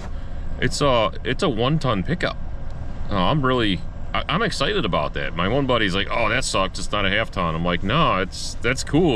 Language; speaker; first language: English; native; English